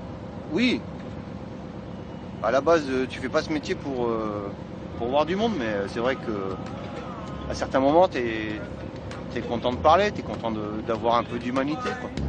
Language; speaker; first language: French; native; French